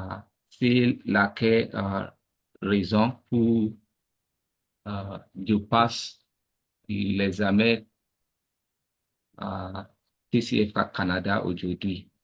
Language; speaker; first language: French; non-native, learner; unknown